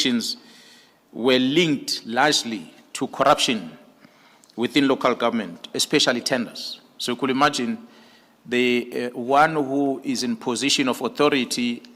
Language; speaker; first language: English; non-native, local second language; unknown